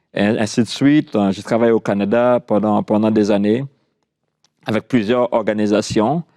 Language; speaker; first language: French; non-native, local second language; Haitian Creole